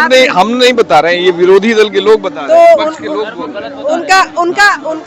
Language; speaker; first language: Hindi; native; Hindi